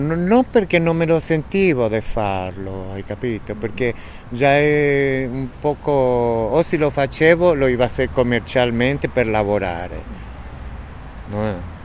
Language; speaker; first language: Italian; non-native, fluent; Spanish